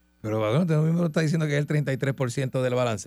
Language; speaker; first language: Spanish; native; Spanish